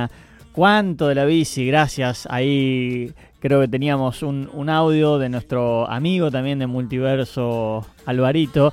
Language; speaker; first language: Spanish; native; Spanish